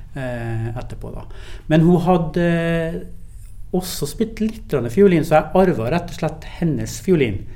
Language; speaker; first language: Norwegian; early bilingual, other home language; English